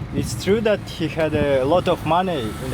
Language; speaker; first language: English; non-native, learner; Kazakh